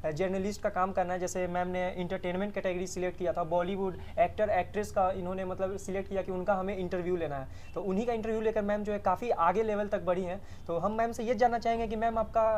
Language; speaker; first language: Hindi; native; Hindi